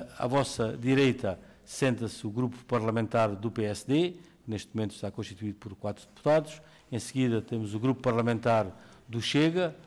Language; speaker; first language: Portuguese; native; Portuguese